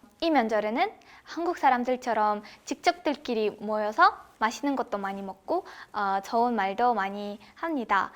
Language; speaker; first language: Korean; non-native, fluent; Kazakh